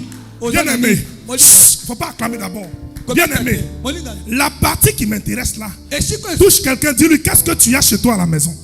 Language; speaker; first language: French; native; French